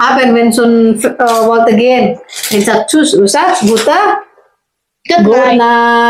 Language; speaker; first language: German; non-native, learner; Indonesian